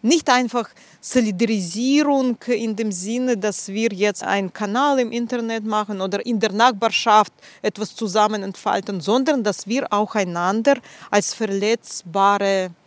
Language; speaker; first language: German; non-native, fluent; Russian